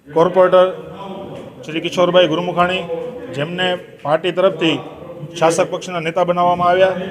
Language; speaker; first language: Gujarati; non-native, local second language; Sindhi